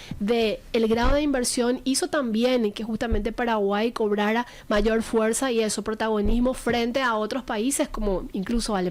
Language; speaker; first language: Spanish; native; Spanish